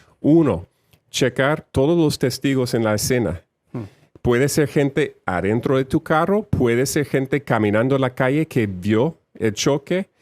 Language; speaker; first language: Spanish; non-native, fluent; English